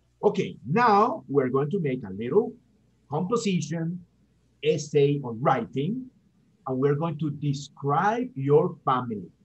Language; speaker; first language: English; non-native, fluent; Spanish